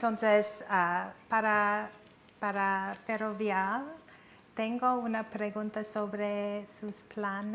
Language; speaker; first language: Spanish; non-native, fluent; English